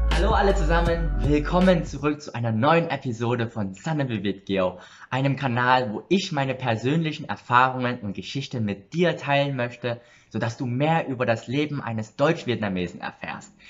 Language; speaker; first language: German; early bilingual, other home language; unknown